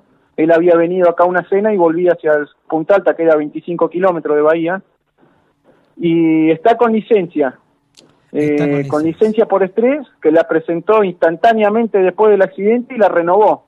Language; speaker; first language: Spanish; native; Spanish